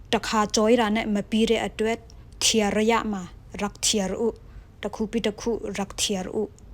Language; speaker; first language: Burmese; non-native, local second language; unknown